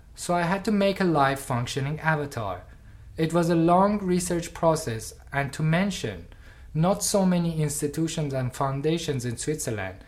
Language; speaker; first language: English; non-native, fluent; Persian